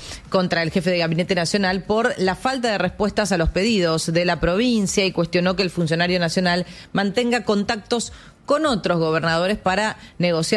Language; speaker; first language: Spanish; native; Spanish